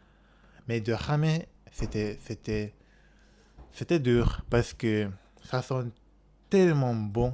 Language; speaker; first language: French; non-native, learner; Japanese